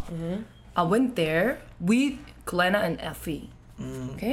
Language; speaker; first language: English; non-native, fluent; Korean